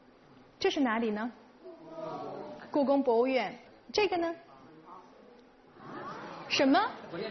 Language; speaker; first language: Chinese; native; Chinese